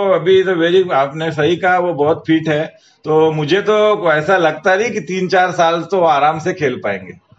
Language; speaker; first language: Hindi; non-native, local second language; Marathi